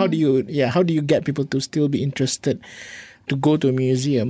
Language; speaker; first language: English; non-native, local second language; Malay